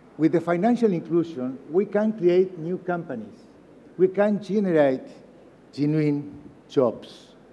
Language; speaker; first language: English; non-native, learner; Spanish